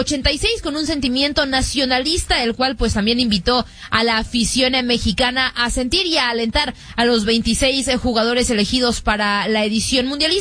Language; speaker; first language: Spanish; native; Spanish